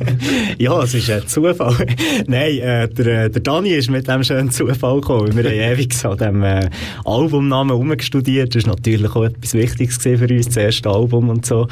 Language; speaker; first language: German; native; German